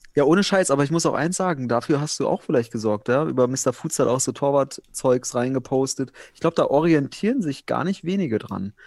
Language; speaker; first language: German; early bilingual, other home language; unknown